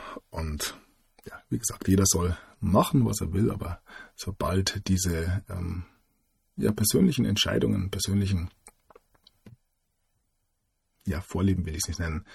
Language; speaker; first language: German; native; German